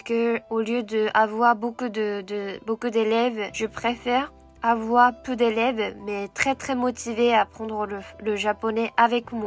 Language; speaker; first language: French; non-native, fluent; Japanese